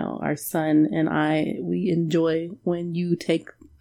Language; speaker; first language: English; native; English